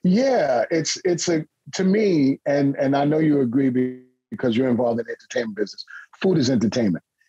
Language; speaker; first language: English; native; English